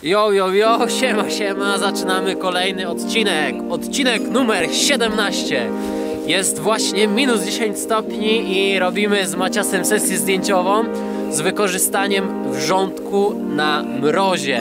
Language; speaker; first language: Polish; native; Polish